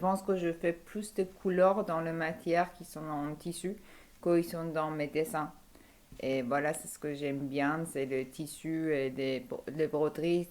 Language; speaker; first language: French; non-native, fluent; Persian